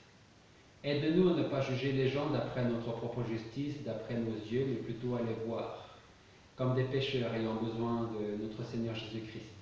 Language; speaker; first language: French; native; French